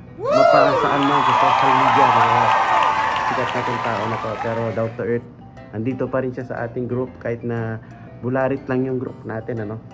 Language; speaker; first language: Filipino; non-native, local second language; Pampanga